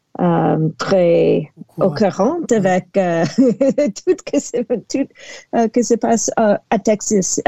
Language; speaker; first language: French; non-native, learner; English